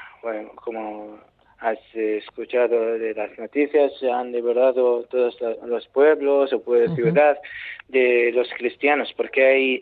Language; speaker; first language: Spanish; non-native, learner; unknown